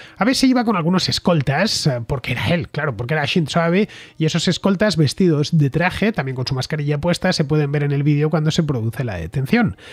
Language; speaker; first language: Spanish; native; Spanish